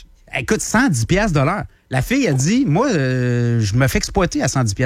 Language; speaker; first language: French; native; French